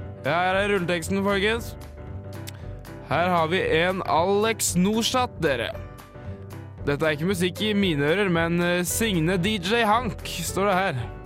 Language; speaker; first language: Norwegian; native; Norwegian